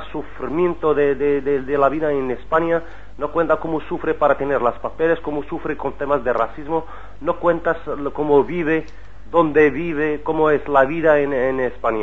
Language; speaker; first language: Spanish; non-native, learner; Arabic